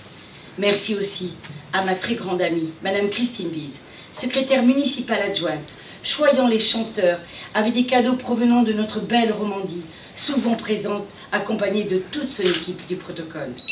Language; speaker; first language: French; native; French